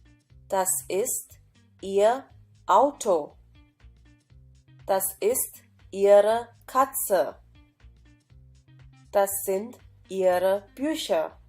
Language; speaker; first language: German; non-native, fluent; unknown